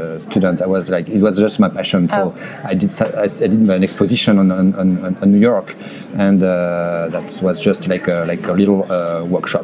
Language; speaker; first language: English; non-native, fluent; French